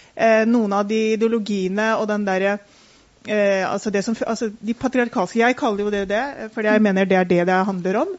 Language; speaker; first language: Norwegian; native; Norwegian